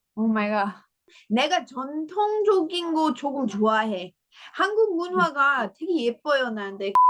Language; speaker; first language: Korean; non-native, learner; English